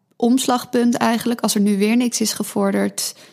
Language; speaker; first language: Dutch; native; Dutch